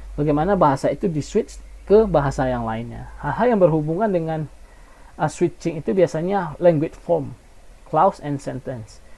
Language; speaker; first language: Indonesian; non-native, local second language; Minangkabau